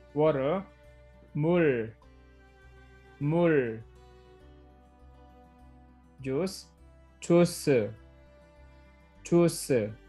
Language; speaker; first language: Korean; non-native, fluent; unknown